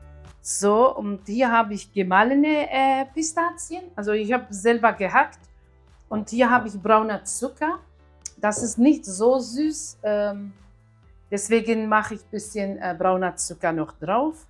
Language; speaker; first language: German; non-native, learner; Aramaic